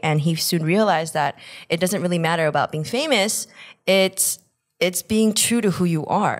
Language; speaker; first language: English; early bilingual, other home language; Korean